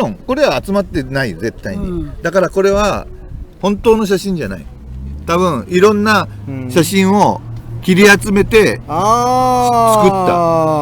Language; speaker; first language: Japanese; native; Japanese